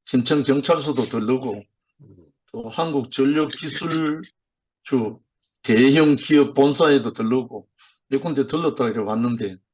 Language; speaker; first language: Korean; native; Korean